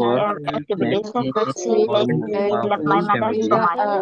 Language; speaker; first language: English; non-native, learner; Bangla